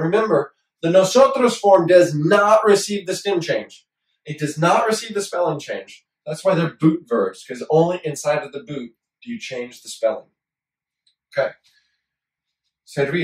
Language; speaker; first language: English; native; English